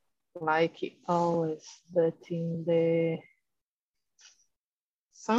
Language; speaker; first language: English; non-native, learner; Portuguese